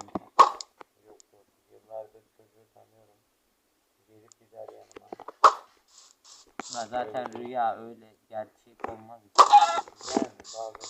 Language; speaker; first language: Turkish; native; Turkish